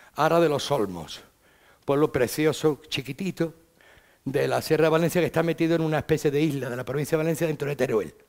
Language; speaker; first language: Spanish; native; Spanish